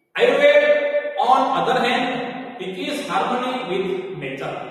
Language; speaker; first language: English; non-native, local second language; Gujarati